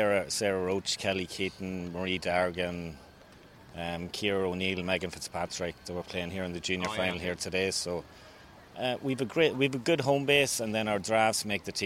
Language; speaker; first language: English; native; English